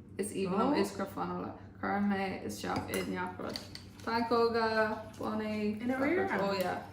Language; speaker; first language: Irish; non-native, local second language; English